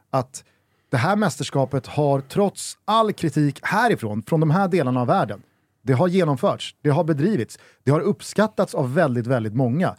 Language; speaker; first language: Swedish; native; Swedish